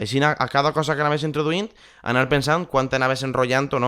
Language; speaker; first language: Catalan; native; Catalan